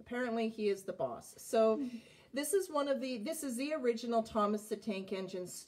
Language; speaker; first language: English; native; English